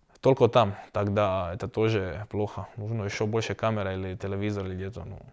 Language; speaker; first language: Russian; non-native, learner; Croatian